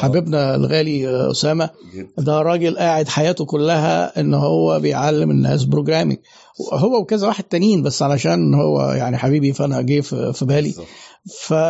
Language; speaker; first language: Arabic; native; Arabic